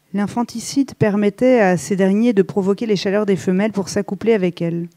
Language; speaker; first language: French; native; French